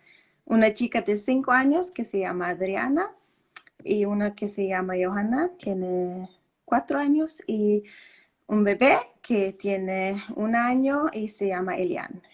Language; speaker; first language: Spanish; non-native, fluent; Danish